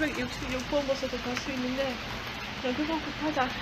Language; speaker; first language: Korean; non-native, learner; Dutch